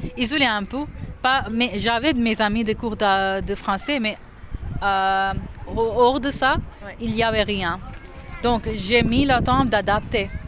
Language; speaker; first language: French; non-native, fluent; Urdu